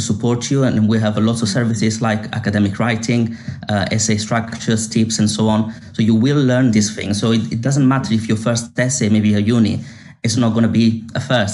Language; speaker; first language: English; non-native, fluent; Italian